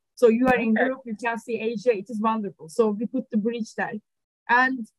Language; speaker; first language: English; non-native, fluent; Turkish